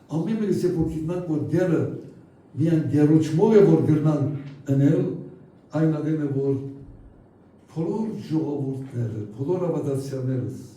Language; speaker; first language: Armenian; native; Armenian